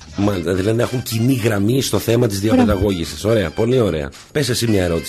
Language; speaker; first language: Greek; native; Greek